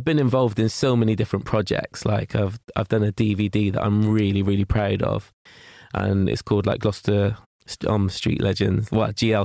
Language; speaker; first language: English; native; English